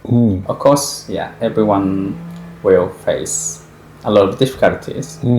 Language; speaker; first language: English; non-native, fluent; Japanese